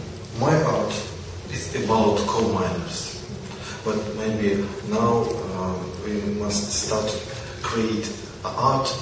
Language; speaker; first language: English; non-native, learner; Russian